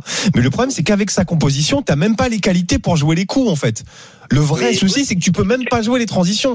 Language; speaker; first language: French; native; French